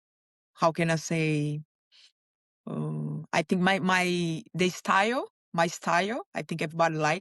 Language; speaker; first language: English; non-native, learner; Portuguese